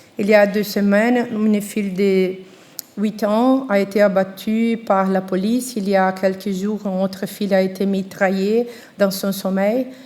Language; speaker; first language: French; non-native, fluent; Portuguese